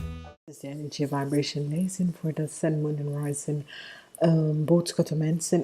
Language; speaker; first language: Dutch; non-native, fluent; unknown